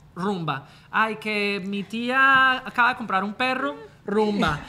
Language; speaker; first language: Spanish; non-native, fluent; English